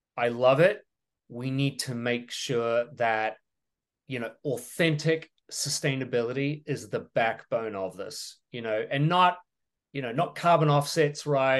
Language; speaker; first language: English; native; English